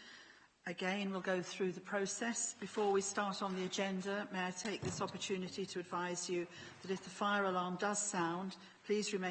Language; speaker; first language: English; native; English